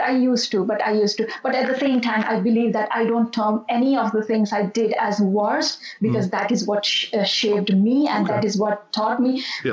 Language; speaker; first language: English; non-native, local second language; Nepali